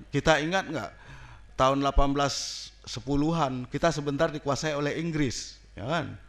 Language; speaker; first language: Indonesian; non-native, local second language; Minangkabau